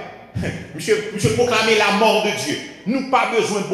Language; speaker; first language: French; non-native, local second language; Haitian Creole